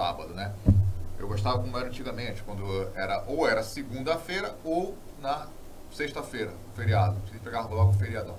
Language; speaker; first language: Portuguese; native; Portuguese